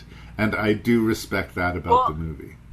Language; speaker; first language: English; native; English